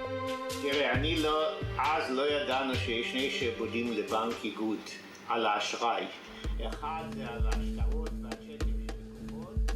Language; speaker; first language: Hebrew; non-native, fluent; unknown